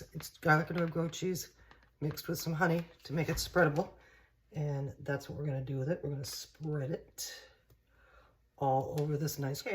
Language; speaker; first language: English; native; English